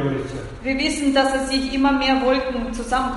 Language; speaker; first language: German; non-native, fluent; Russian